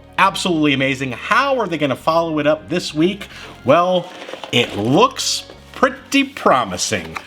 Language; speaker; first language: English; native; English